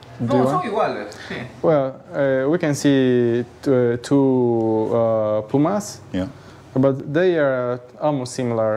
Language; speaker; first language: English; non-native, learner; Spanish